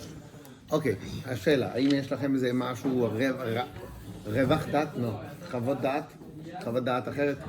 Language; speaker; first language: Hebrew; non-native, fluent; French